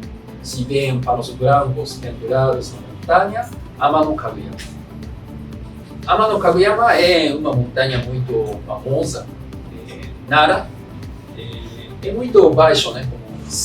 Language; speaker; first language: Portuguese; non-native, fluent; Japanese